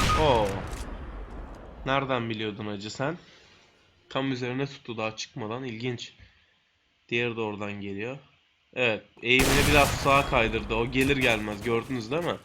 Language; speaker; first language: Turkish; native; Turkish